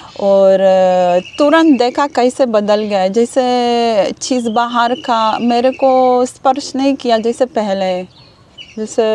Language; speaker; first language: Hindi; non-native, learner; Hebrew